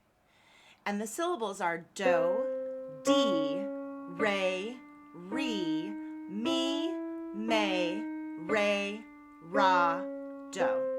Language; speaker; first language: English; native; English